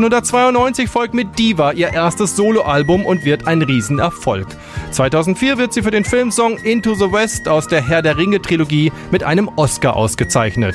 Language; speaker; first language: German; native; German